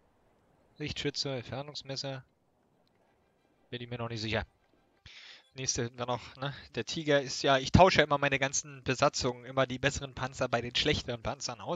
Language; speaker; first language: German; native; German